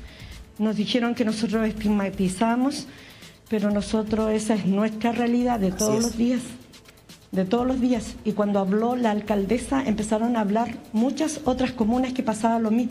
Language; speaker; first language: Spanish; native; Spanish